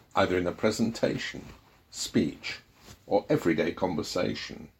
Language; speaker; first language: English; native; English